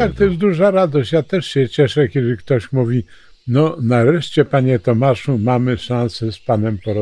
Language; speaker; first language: Polish; native; Polish